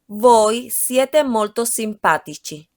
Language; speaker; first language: Italian; non-native, fluent; Spanish